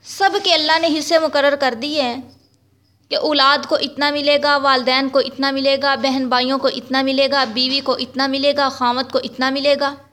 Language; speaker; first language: Urdu; native; Urdu